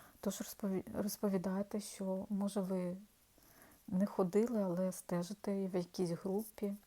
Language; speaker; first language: Ukrainian; non-native, local second language; Russian